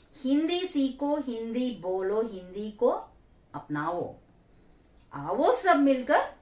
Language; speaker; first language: Hindi; non-native, local second language; Telugu